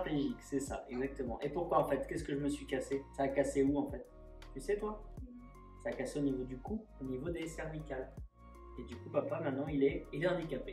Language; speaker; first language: French; native; French